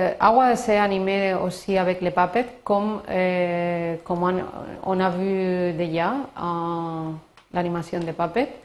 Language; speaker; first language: French; non-native, learner; Spanish